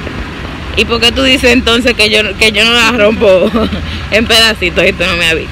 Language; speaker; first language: Spanish; native; Spanish